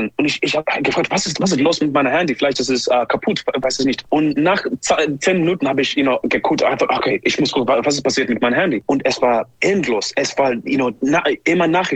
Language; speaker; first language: German; non-native, fluent; English